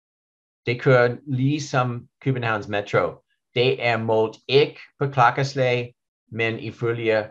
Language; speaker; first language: Danish; non-native, learner; English